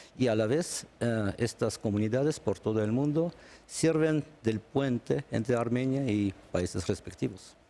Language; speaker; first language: Spanish; non-native, fluent; Armenian